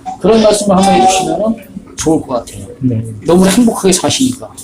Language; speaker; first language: Korean; native; Korean